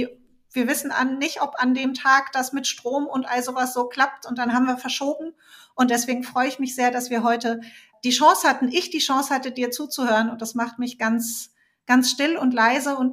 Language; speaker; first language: German; native; German